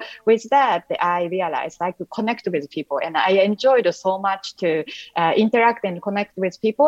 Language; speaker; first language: English; non-native, fluent; Japanese